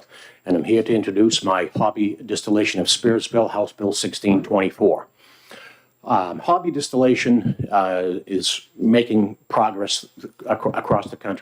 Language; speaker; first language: English; native; English